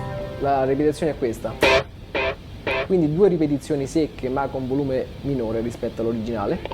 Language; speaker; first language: Italian; native; Italian